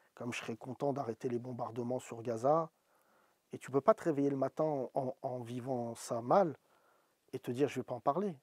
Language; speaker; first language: French; native; French